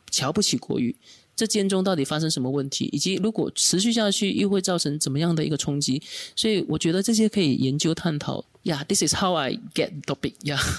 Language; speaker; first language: Chinese; native; Chinese